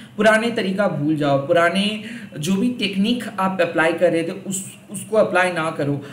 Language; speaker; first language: Hindi; non-native, local second language; Bangla